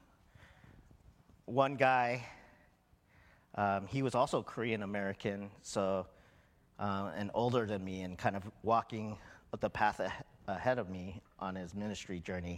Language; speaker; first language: English; native; English